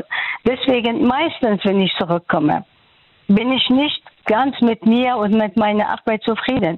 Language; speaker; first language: German; non-native, fluent; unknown